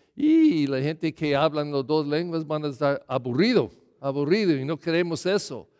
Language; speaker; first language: Spanish; non-native, learner; English